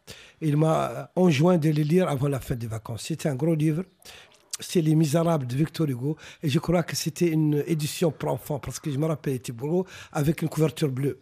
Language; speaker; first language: French; non-native, local second language; Arabic